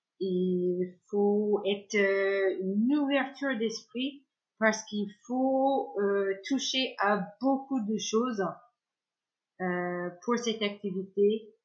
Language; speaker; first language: French; non-native, fluent; English